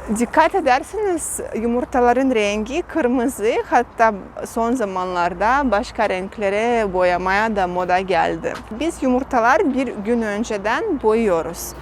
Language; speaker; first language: Turkish; non-native, fluent; Russian